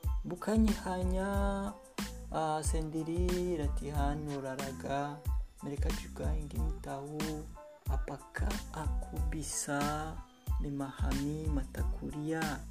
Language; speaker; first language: Indonesian; non-native, learner; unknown